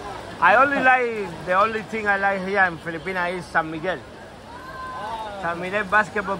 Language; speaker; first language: English; non-native, learner; Spanish